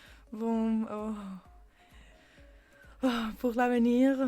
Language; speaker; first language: French; non-native, learner; Spanish